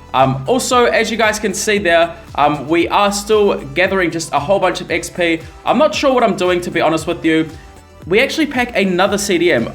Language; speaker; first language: English; native; English